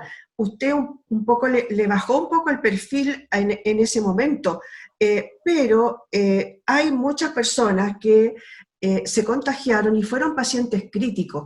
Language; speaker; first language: Spanish; native; Spanish